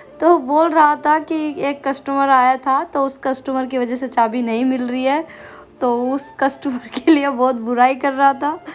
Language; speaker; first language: Hindi; non-native, local second language; Bangla